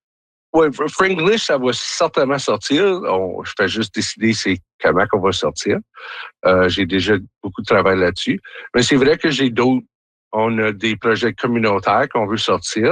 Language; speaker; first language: French; native; French